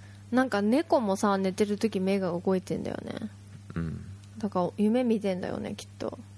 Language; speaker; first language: Japanese; native; Japanese